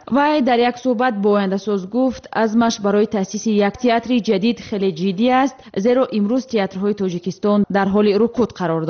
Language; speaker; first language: Tajik; native; Tajik